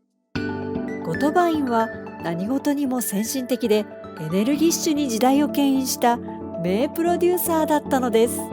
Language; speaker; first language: Japanese; native; Japanese